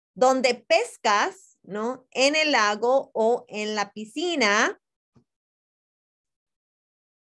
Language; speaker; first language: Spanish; non-native, fluent; English